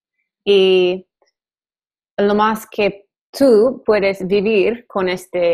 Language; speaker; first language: Spanish; non-native, learner; English